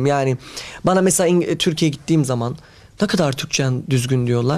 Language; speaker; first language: Turkish; early bilingual, heritage; Turkish